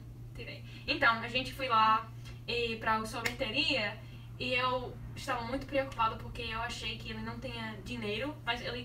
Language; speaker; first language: Portuguese; non-native, learner; English